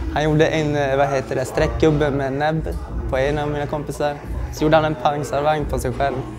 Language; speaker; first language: Swedish; native; Swedish